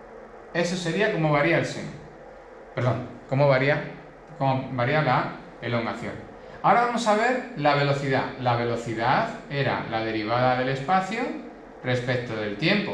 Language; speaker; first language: Spanish; native; Spanish